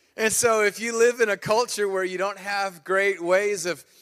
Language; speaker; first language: English; native; English